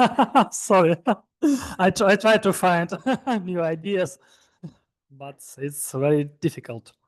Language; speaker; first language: English; non-native, learner; Russian